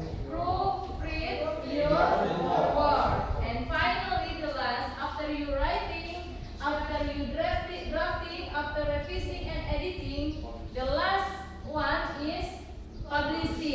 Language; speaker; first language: English; non-native, learner; Indonesian